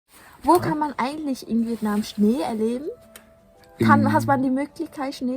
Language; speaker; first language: German; non-native, fluent; Vietnamese